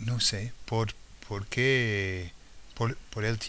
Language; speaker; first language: Spanish; non-native, fluent; English